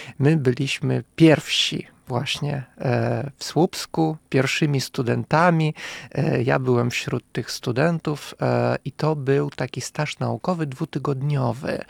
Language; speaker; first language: Polish; non-native, fluent; Russian